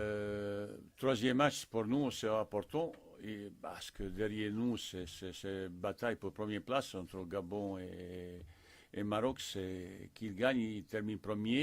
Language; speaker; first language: French; non-native, fluent; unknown